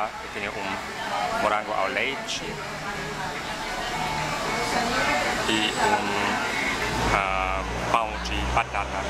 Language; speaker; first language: Portuguese; non-native, fluent; German